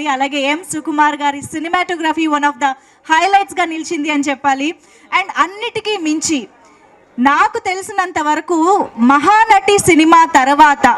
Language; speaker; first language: Telugu; native; Telugu